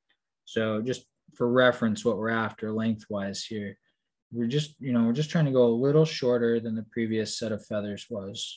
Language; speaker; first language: English; native; English